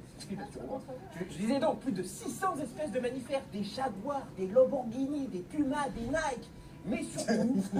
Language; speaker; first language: French; native; French